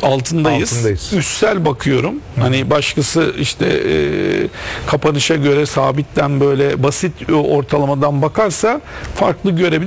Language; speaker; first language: Turkish; native; Turkish